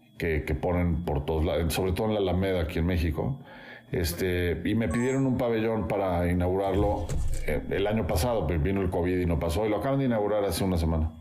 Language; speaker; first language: Spanish; native; Spanish